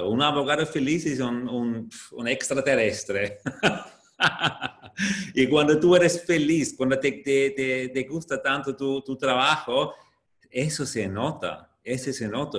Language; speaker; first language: Spanish; non-native, fluent; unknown